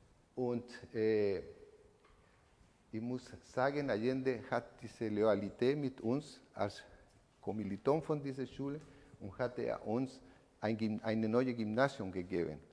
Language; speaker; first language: German; non-native, learner; Spanish